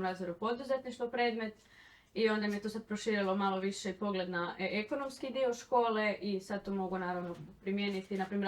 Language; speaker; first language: Croatian; native; Croatian